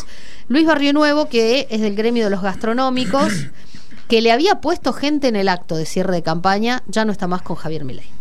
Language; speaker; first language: Spanish; native; Spanish